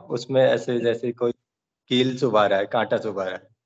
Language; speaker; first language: Hindi; native; Hindi